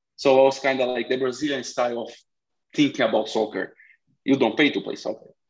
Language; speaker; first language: English; non-native, fluent; Portuguese